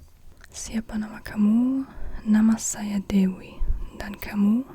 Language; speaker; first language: Indonesian; non-native, learner; German